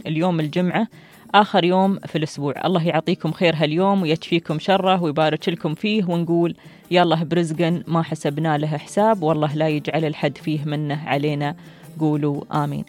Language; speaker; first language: Arabic; native; Arabic